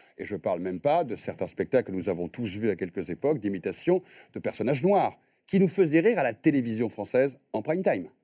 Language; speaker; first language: French; native; French